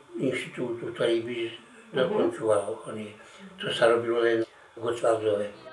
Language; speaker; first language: Slovak; native; Slovak